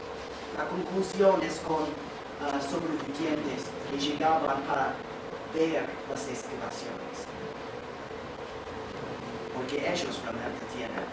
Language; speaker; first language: Spanish; non-native, fluent; English